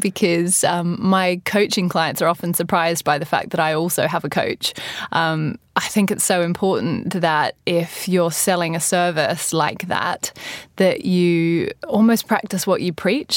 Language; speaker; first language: English; native; English